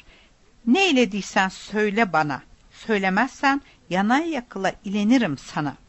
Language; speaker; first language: Turkish; native; Turkish